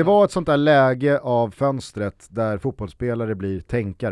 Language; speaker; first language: Swedish; native; Swedish